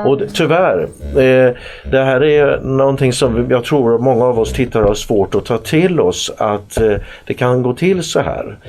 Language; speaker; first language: Swedish; native; Swedish